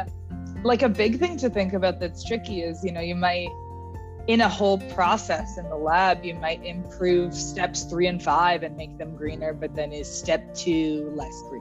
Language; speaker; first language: English; native; English